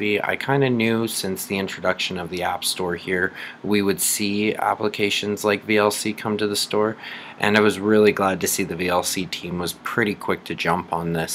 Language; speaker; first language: English; native; English